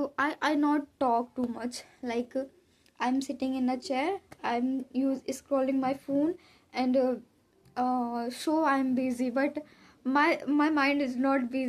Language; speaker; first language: English; non-native, learner; Hindi